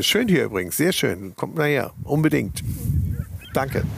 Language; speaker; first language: German; native; German